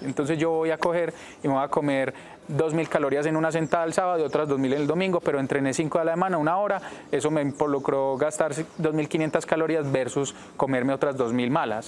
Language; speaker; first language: Spanish; native; Spanish